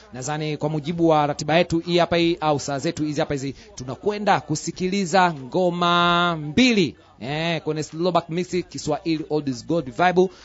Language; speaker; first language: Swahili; non-native, local second language; Rundi